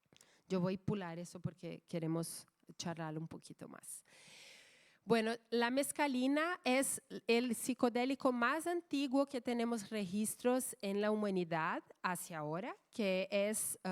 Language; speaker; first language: Spanish; non-native, fluent; Portuguese